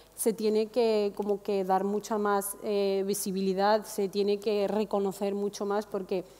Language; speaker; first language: Spanish; non-native, fluent; Arabic